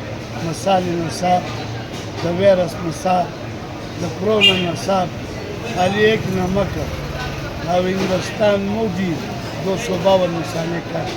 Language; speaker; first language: Hindi; non-native, local second language; Pashto